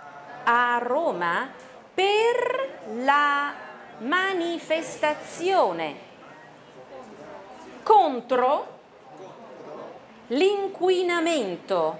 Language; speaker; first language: Italian; non-native, fluent; Chinese